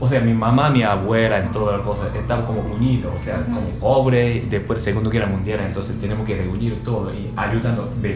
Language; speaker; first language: Spanish; non-native, learner; Japanese